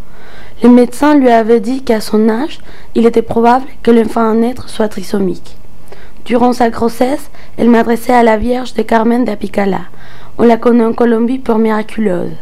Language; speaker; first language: French; non-native, fluent; Spanish